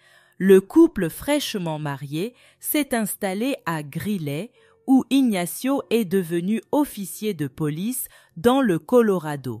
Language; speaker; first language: French; native; French